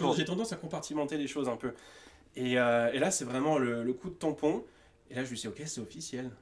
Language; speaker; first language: French; native; French